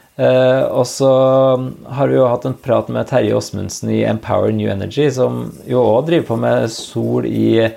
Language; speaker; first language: Norwegian; native; Norwegian